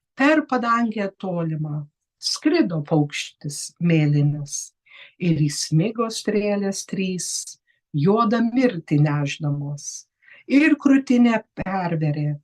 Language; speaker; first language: Lithuanian; early bilingual, heritage; Lithuanian